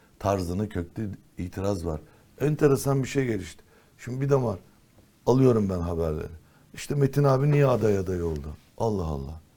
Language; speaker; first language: Turkish; non-native, local second language; Kurdish